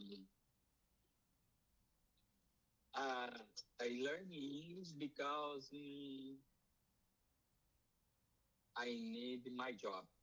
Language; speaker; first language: English; non-native, learner; Portuguese